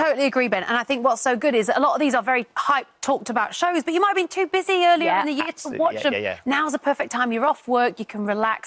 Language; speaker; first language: English; native; English